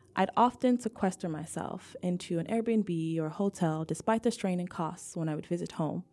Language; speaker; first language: English; native; English